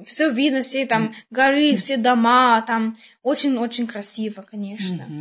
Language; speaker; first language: Russian; early bilingual, heritage; Russian